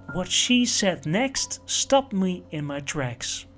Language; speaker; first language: English; non-native, fluent; Dutch